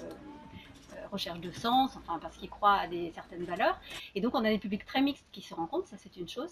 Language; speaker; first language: French; native; French